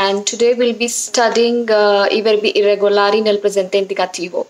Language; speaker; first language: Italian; non-native, fluent; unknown